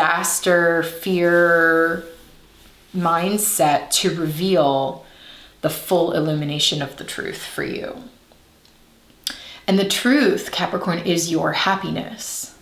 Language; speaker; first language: English; native; English